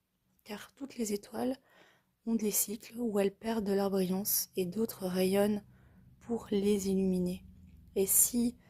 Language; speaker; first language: French; native; French